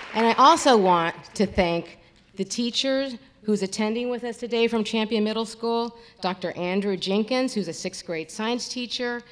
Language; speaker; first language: English; native; English